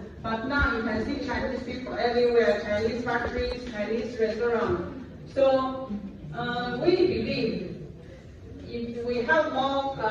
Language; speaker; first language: English; non-native, learner; Chinese